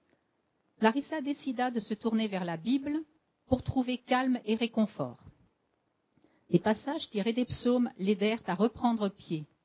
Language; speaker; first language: French; native; French